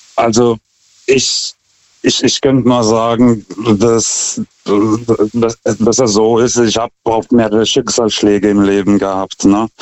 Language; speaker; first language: German; non-native, fluent; Lithuanian